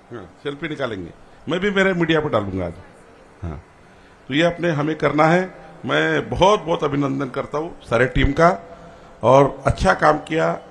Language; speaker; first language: Hindi; non-native, local second language; Marathi